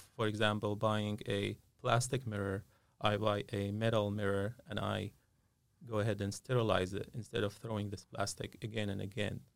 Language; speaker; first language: English; non-native, fluent; Arabic